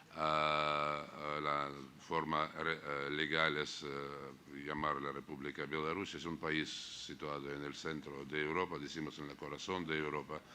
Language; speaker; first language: Spanish; non-native, fluent; Russian